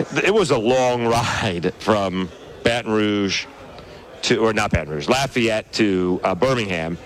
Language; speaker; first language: English; native; English